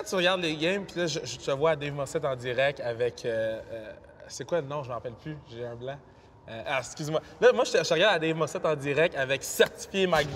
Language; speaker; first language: French; native; French